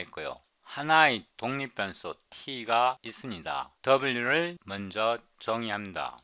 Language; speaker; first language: Korean; native; Korean